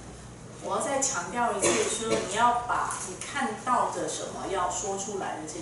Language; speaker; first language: Chinese; native; Chinese